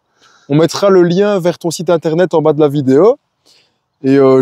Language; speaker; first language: French; native; French